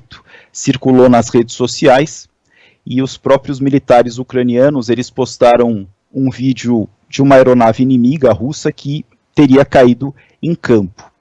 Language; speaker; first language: Portuguese; native; Portuguese